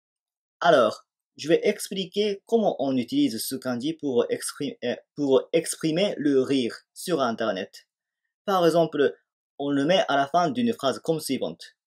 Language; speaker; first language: French; non-native, fluent; Japanese